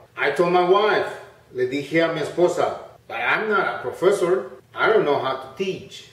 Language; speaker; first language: English; non-native, fluent; Spanish